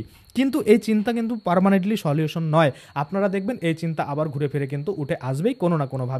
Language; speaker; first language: Bangla; native; Bangla